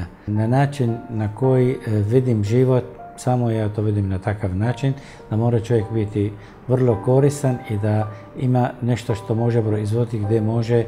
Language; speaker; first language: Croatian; non-native, fluent; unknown